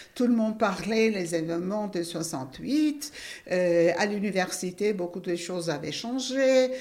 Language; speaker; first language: French; non-native, fluent; Turkish